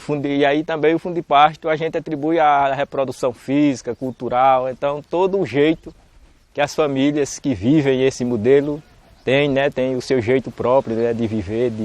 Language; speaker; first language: Portuguese; native; Portuguese